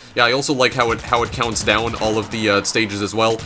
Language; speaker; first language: English; native; English